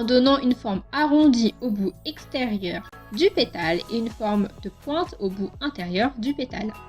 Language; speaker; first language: French; native; French